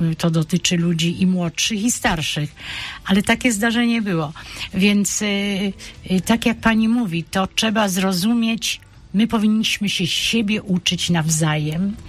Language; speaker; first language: Polish; native; Polish